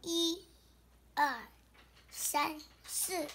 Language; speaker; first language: Chinese; early bilingual, heritage; Chinese